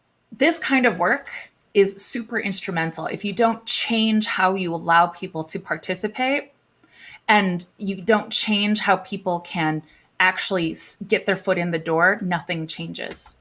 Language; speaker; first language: English; native; English